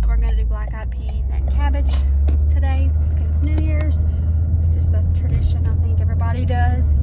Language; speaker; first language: English; native; English